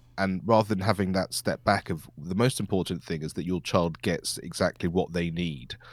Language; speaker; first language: English; native; English